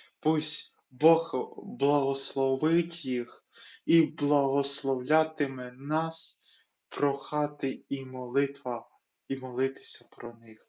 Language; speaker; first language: Ukrainian; non-native, local second language; Russian